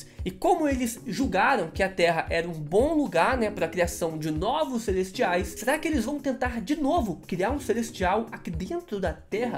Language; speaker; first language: Portuguese; native; Portuguese